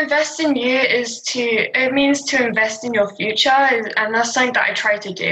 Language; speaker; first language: English; native; English